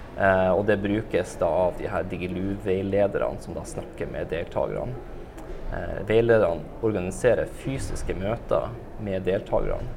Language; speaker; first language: Norwegian; native; Norwegian